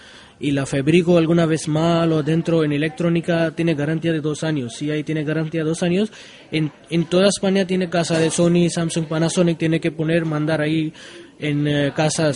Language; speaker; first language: Spanish; non-native, learner; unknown